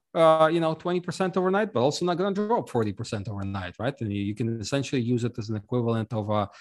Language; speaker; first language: English; non-native, fluent; Russian